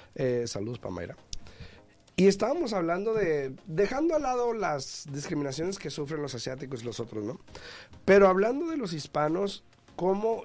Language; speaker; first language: Spanish; early bilingual, heritage; Spanish